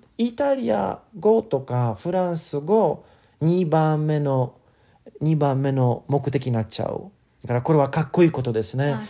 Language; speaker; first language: Japanese; non-native, fluent; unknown